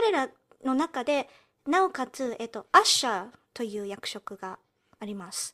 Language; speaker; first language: Japanese; early bilingual, heritage; Japanese